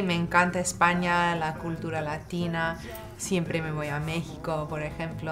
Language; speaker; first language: Spanish; non-native, fluent; English